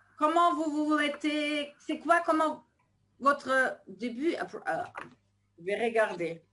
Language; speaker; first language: French; non-native, fluent; German